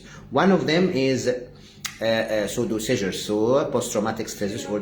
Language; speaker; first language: English; non-native, fluent; Arabic